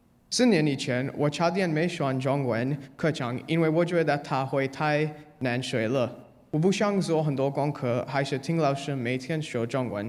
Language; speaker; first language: Chinese; non-native, learner; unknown